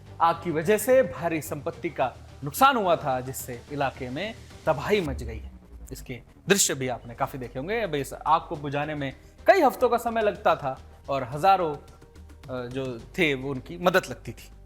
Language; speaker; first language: Hindi; native; Hindi